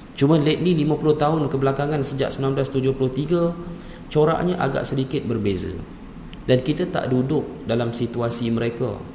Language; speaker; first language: Malay; native; Malay